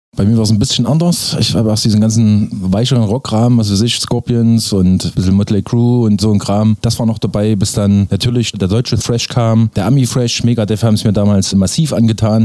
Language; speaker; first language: German; native; German